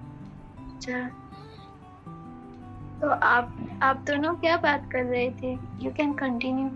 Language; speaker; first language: Hindi; non-native, local second language; Gujarati